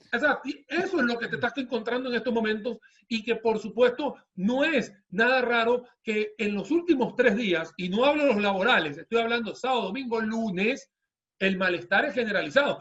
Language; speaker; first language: Spanish; native; Spanish